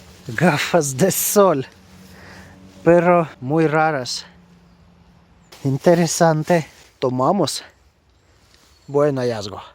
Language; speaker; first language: Spanish; non-native, learner; Russian